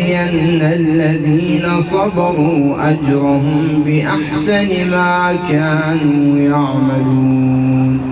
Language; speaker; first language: Arabic; native; Arabic